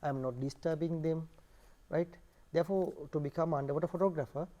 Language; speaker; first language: English; non-native, local second language; Sinhala